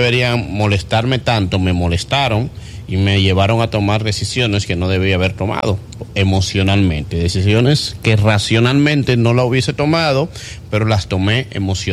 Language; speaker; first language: Spanish; native; Spanish